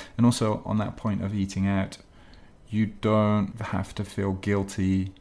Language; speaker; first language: English; native; English